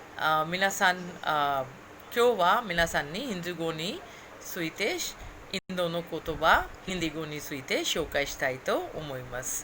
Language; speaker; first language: Japanese; non-native, fluent; Hindi